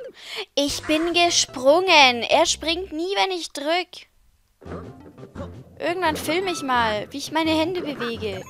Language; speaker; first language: German; native; German